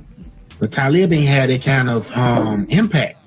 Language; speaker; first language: English; native; English